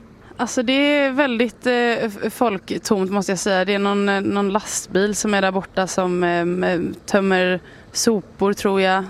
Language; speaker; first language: Swedish; native; Swedish